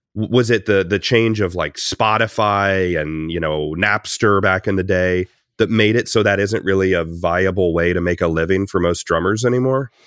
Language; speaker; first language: English; native; English